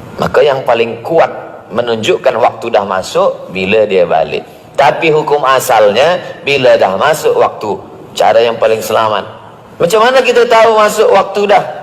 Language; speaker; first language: Malay; native; Malay